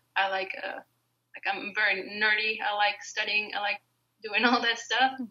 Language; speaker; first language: English; non-native, fluent; Spanish